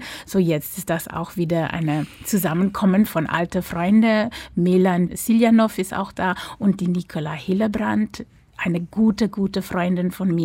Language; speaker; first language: German; non-native, fluent; English